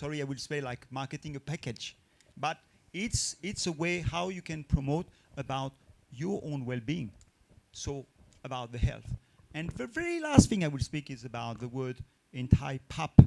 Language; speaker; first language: English; non-native, fluent; French